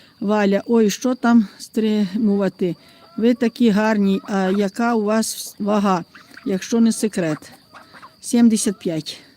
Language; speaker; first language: Ukrainian; native; Ukrainian